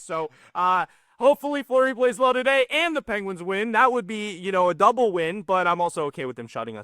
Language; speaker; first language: English; native; English